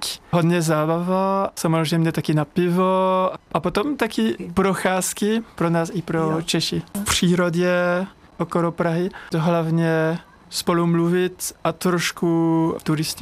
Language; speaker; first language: Czech; non-native, learner; French